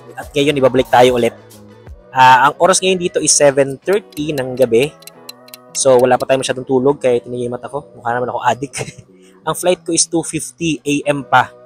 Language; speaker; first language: Filipino; native; Filipino